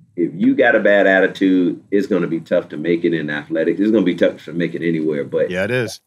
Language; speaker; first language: English; native; English